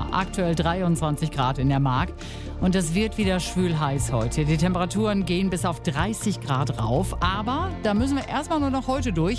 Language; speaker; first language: German; native; German